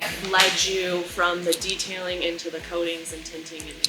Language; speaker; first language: English; native; English